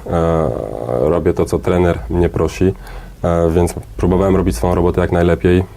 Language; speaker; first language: Polish; early bilingual, heritage; Polish